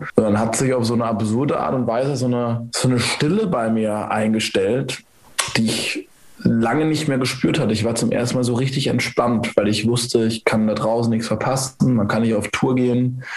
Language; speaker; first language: German; native; German